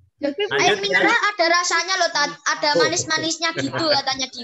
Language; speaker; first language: Malay; native; Malay